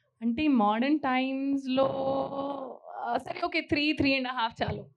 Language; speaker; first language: Telugu; non-native, fluent; Hindi